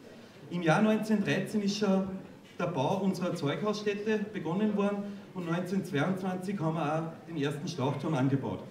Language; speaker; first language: German; native; German